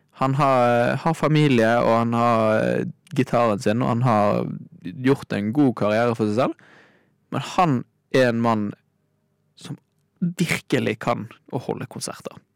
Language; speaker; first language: Norwegian; native; Norwegian